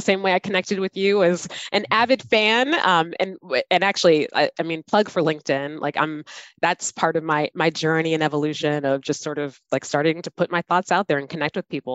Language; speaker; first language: English; native; English